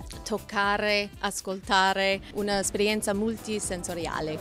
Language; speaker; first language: Italian; non-native, fluent; English